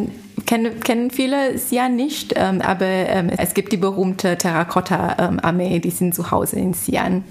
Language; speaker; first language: German; non-native, fluent; Chinese